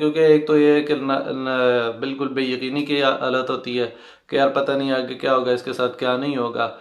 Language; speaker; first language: Hindi; non-native, local second language; Punjabi